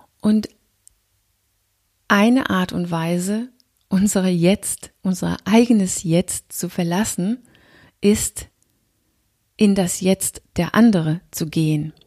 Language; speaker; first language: German; non-native, fluent; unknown